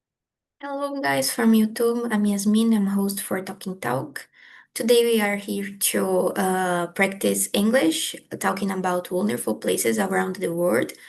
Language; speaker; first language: English; non-native, fluent; Portuguese